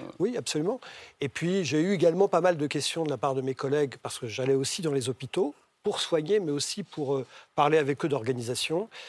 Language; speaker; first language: French; native; French